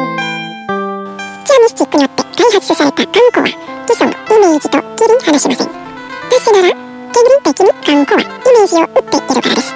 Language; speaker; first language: Japanese; non-native, fluent; Indonesian